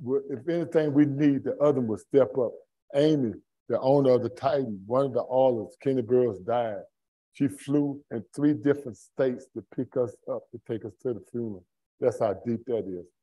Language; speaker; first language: English; native; English